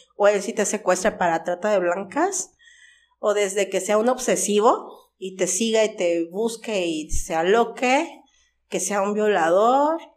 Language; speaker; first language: Spanish; native; Spanish